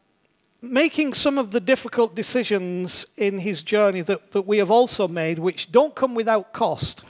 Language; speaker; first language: English; native; English